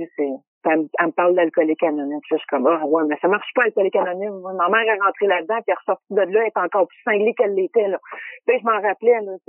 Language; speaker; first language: French; native; French